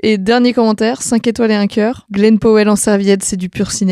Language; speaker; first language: French; native; French